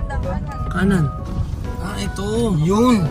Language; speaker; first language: Filipino; native; Filipino